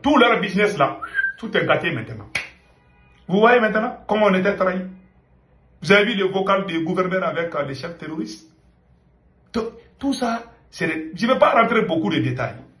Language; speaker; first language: French; non-native, local second language; Bambara